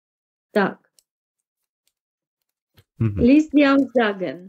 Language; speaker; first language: German; non-native, fluent; Russian